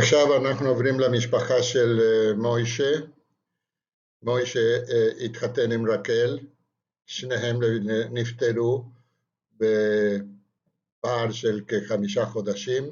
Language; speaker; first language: Hebrew; non-native, fluent; Spanish